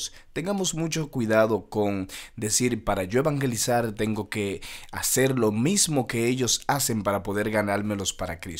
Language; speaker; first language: Spanish; native; Spanish